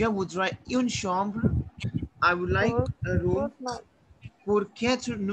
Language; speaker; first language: French; non-native, learner; Hindi